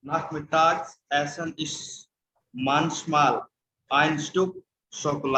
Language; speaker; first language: German; non-native, learner; Hindi